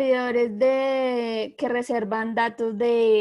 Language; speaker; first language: Spanish; native; Spanish